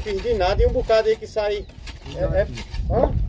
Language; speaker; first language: Portuguese; native; Portuguese